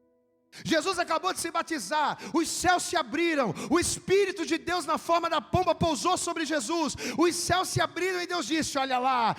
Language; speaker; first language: Portuguese; native; Portuguese